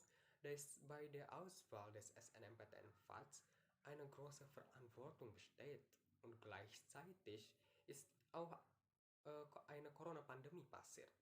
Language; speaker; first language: German; non-native, learner; Indonesian